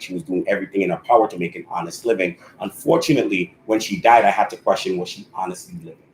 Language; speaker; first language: English; native; English